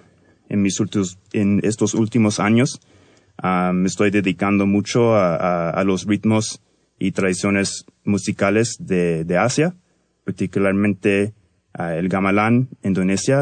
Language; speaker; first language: Spanish; early bilingual, heritage; Spanish